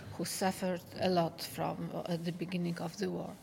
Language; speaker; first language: English; non-native, fluent; Polish